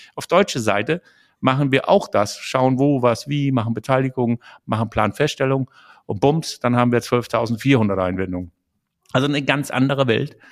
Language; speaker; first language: German; non-native, fluent; Danish